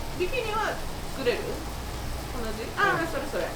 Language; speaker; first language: Japanese; native; Japanese